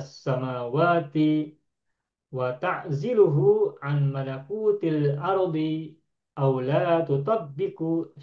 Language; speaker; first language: Arabic; non-native, fluent; Indonesian